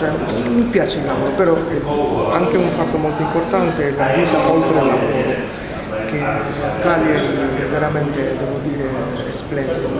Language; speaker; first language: Italian; non-native, fluent; Bangla